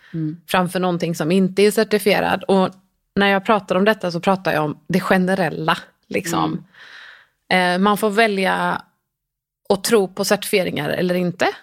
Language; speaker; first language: Swedish; native; Swedish